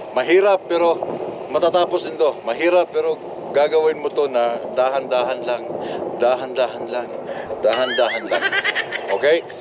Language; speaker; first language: Filipino; non-native, local second language; Cebuano